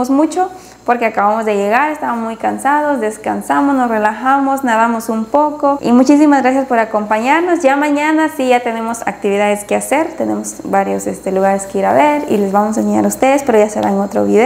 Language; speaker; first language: Spanish; native; Spanish